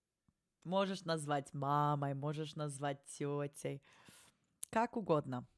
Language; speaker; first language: Russian; early bilingual, heritage; Russian